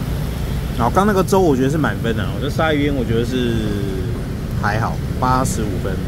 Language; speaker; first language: Chinese; native; Chinese